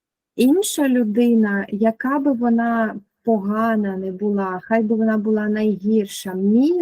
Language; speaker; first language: Ukrainian; native; Ukrainian